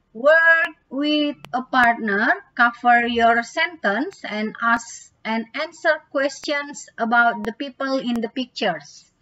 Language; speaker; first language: English; non-native, fluent; Indonesian